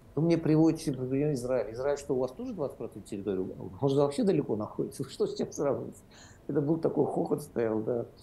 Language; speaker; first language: Russian; non-native, local second language; Azerbaijani